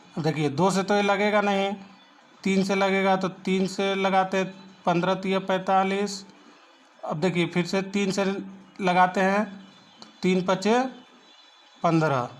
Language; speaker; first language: Hindi; native; Hindi